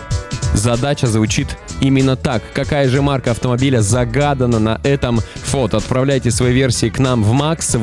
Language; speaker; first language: Russian; native; Russian